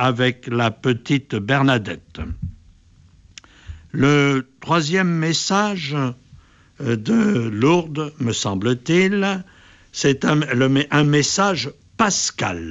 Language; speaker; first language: French; native; French